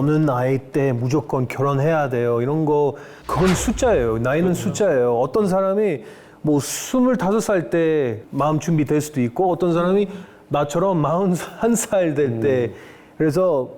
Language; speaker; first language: Korean; non-native, fluent; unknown